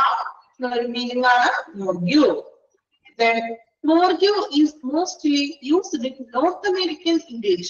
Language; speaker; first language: Malayalam; native; Malayalam